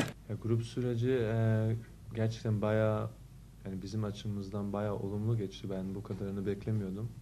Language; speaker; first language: Turkish; early bilingual, heritage; Turkish